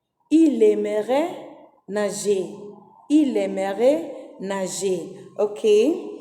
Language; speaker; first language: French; non-native, fluent; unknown